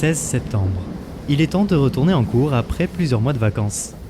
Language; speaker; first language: French; native; French